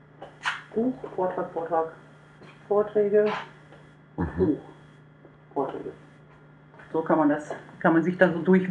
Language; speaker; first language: German; native; German